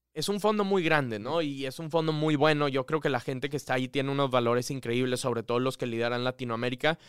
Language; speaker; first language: Spanish; native; Spanish